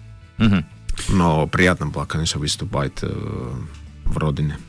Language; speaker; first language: Russian; non-native, fluent; Finnish